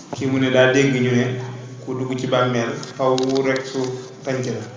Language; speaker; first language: Wolof; native; Wolof